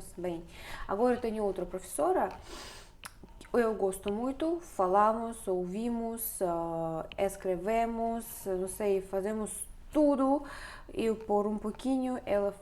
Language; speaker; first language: Portuguese; non-native, fluent; Russian